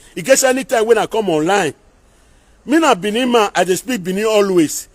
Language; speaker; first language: Nigerian Pidgin; non-native, local second language; Bini